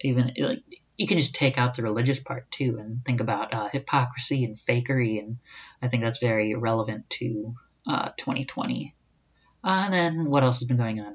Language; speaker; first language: English; native; English